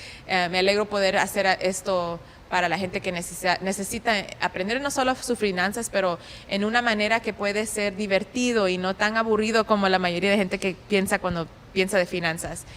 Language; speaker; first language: Spanish; early bilingual, heritage; Spanish